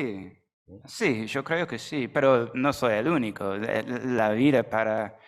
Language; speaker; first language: Spanish; non-native, fluent; English